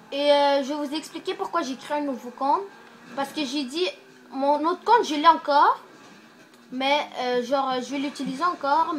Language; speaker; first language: French; native; French